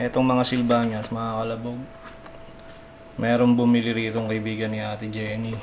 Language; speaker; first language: Filipino; native; Filipino